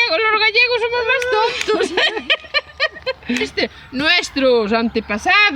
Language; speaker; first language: Spanish; native; Spanish